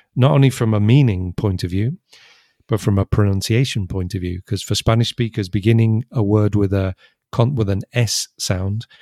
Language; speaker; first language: English; native; English